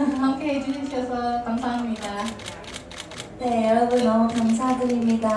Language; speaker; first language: Korean; non-native, fluent; Indonesian